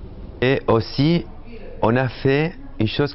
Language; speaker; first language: French; non-native, fluent; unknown